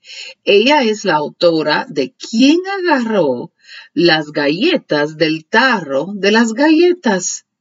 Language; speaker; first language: Spanish; early bilingual, heritage; Spanish